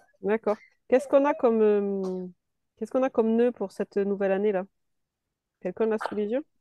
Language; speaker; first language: French; native; French